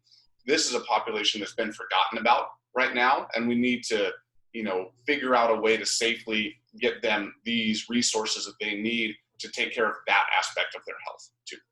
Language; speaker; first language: English; native; English